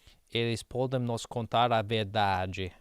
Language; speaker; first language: Portuguese; non-native, learner; English